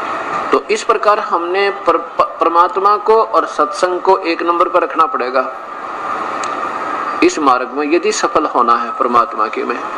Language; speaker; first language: Hindi; non-native, local second language; Haryanvi